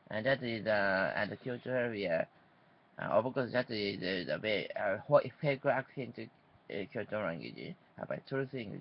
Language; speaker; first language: English; non-native, learner; Japanese